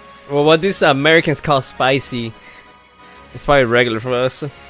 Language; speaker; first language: English; early bilingual, other home language; Spanish